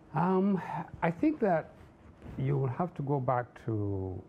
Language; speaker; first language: English; non-native, local second language; Hausa